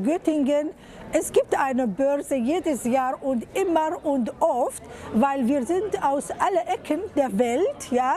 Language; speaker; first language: German; non-native, fluent; Arabic